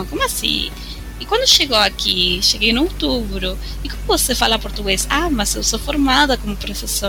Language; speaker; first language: Portuguese; non-native, fluent; Spanish